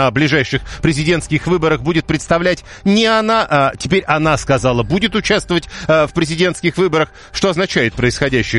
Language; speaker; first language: Russian; native; Russian